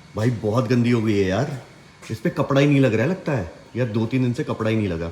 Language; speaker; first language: Hindi; native; Hindi